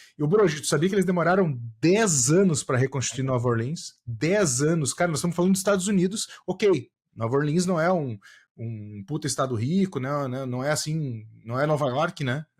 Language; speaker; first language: Portuguese; native; Portuguese